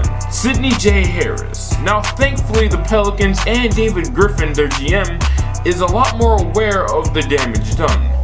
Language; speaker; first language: English; native; English